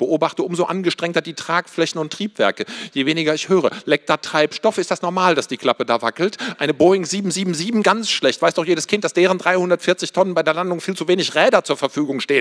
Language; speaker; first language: German; native; German